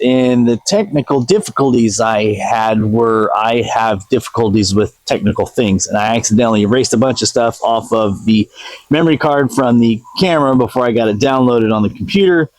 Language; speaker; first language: English; native; English